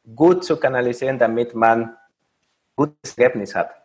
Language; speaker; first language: German; non-native, fluent; Spanish